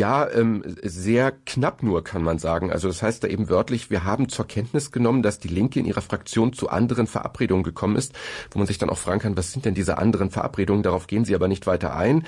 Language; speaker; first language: German; native; German